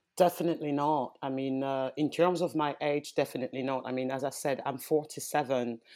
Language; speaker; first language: English; early bilingual, heritage; French